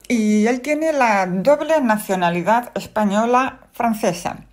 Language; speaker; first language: Spanish; native; Spanish